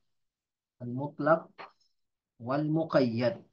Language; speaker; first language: Arabic; non-native, fluent; Indonesian